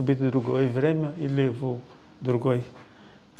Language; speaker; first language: Russian; non-native, fluent; Portuguese